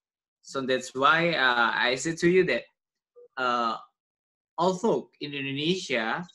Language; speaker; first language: English; non-native, learner; Indonesian